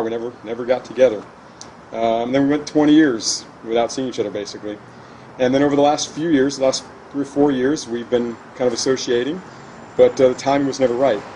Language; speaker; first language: English; native; English